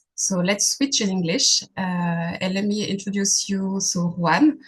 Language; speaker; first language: English; non-native, fluent; French